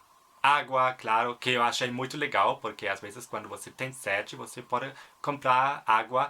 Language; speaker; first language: Portuguese; non-native, fluent; German